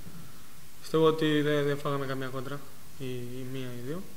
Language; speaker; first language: Greek; non-native, fluent; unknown